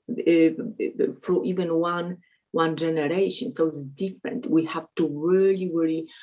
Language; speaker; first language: English; non-native, fluent; Polish